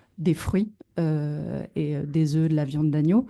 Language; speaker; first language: French; native; French